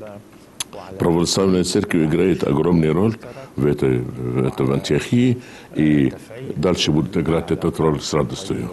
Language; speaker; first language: Russian; non-native, fluent; Arabic